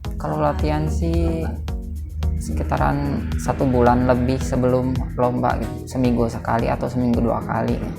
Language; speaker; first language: Indonesian; native; Indonesian